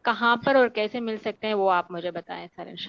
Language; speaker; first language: Hindi; native; Hindi